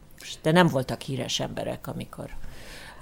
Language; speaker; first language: Hungarian; early bilingual, heritage; Hungarian